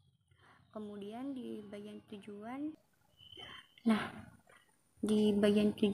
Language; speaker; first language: Indonesian; native; Indonesian